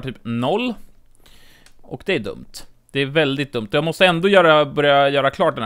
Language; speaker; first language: Swedish; native; Swedish